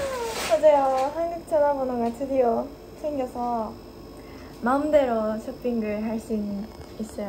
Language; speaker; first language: Korean; non-native, fluent; Japanese